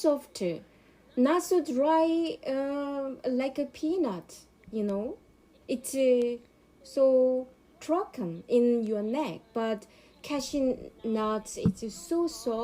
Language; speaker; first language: English; non-native, learner; Korean